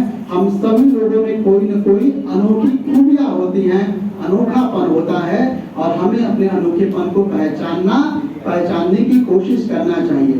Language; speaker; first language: Hindi; native; Hindi